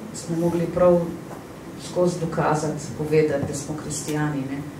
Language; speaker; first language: Slovenian; non-native, fluent; Arabic